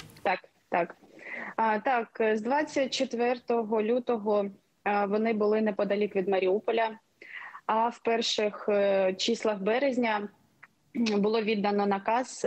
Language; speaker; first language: Ukrainian; non-native, local second language; Russian